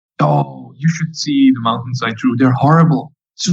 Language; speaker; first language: English; native; English